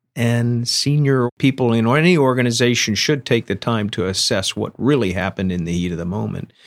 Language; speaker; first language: English; native; English